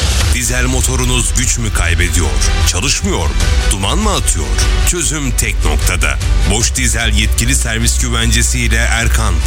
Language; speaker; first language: Turkish; native; Turkish